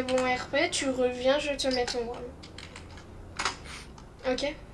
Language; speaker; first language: French; native; French